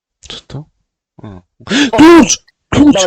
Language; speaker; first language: Polish; native; Polish